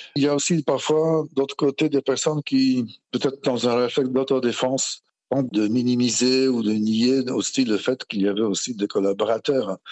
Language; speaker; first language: French; non-native, fluent; Polish